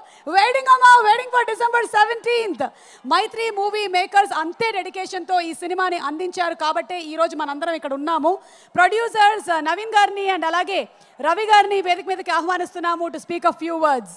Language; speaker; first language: Telugu; native; Telugu